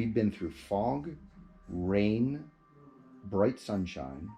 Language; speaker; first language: English; native; English